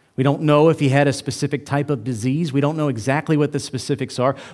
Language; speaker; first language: English; native; English